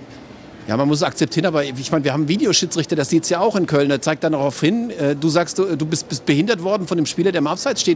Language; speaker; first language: German; native; German